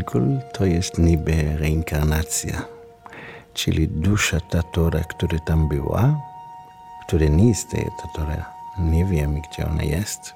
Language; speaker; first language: Polish; non-native, learner; Hebrew